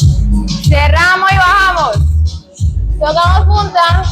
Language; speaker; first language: Spanish; native; Spanish